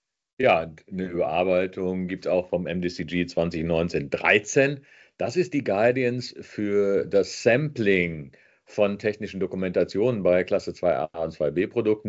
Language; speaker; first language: German; native; German